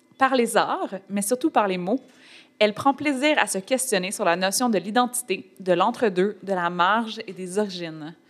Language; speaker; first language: French; native; French